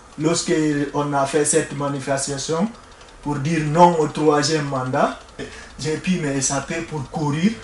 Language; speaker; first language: French; non-native, local second language; Fula